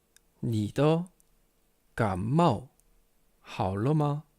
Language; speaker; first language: Chinese; non-native, fluent; Korean